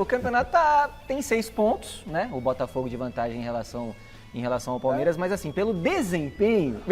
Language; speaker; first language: Portuguese; native; Portuguese